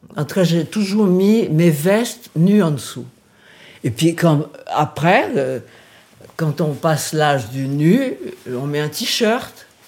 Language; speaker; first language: French; early bilingual, other home language; Portuguese